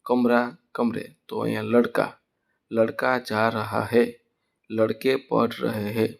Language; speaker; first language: Hindi; non-native, local second language; Gujarati